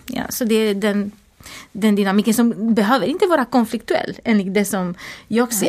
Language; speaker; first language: Swedish; non-native, fluent; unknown